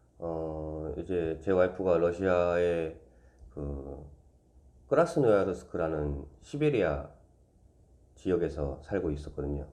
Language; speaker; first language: Korean; native; Korean